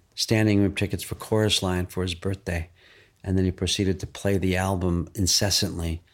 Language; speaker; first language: English; native; English